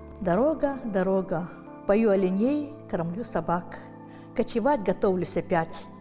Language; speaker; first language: Russian; non-native, local second language; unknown